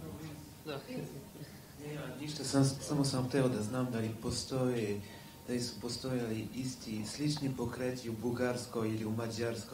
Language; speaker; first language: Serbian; non-native, learner; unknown